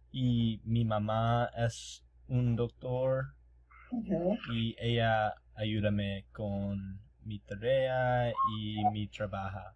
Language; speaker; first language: Spanish; non-native, learner; English